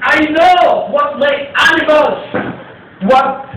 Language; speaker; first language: English; non-native, local second language; Filipino